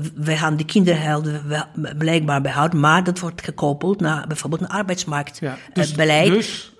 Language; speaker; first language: Dutch; non-native, fluent; Polish